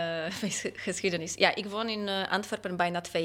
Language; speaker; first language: Dutch; non-native, fluent; Polish